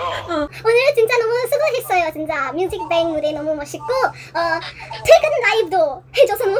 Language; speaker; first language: Korean; non-native, learner; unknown